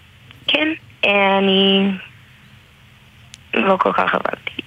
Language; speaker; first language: Hebrew; non-native, learner; English